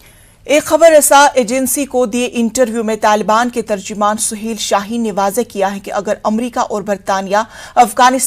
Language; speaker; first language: Hindi; native; Hindi